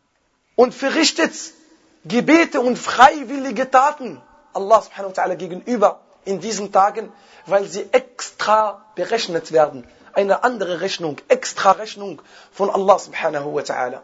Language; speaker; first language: German; non-native, fluent; Arabic